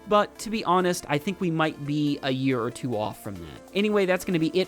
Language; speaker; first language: English; native; English